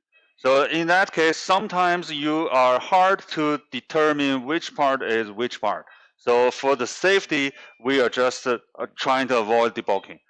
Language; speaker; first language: English; non-native, fluent; Chinese